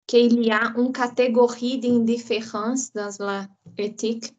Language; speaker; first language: French; non-native, learner; Portuguese